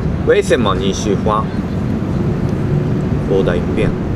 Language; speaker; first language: Chinese; non-native, learner; Japanese